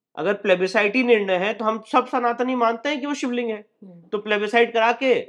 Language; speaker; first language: Hindi; native; Hindi